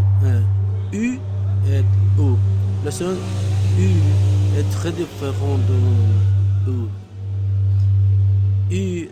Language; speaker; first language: French; non-native, learner; Spanish